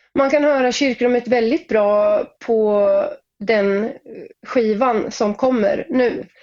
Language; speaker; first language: Swedish; native; Swedish